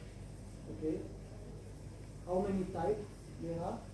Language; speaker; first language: English; non-native, fluent; Romanian